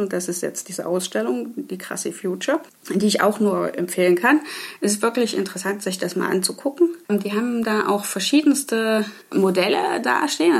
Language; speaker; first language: German; native; German